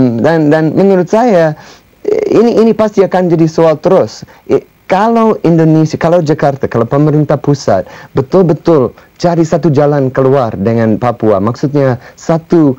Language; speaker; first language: Indonesian; non-native, fluent; English